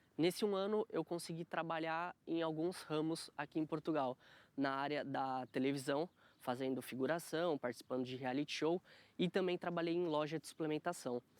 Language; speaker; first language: Portuguese; native; Portuguese